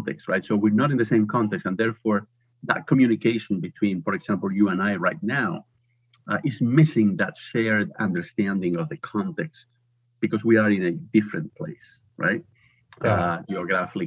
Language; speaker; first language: English; non-native, fluent; Spanish